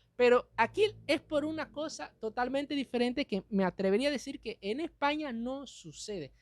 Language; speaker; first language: Spanish; native; Spanish